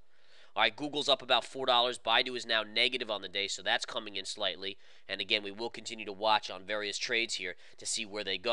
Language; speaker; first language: English; native; English